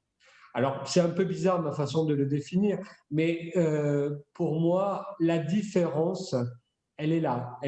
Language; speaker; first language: French; native; French